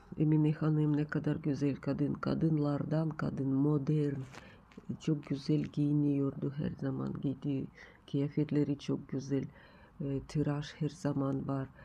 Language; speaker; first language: Turkish; non-native, learner; Russian